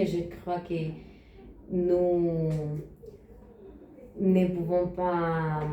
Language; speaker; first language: French; non-native, learner; Spanish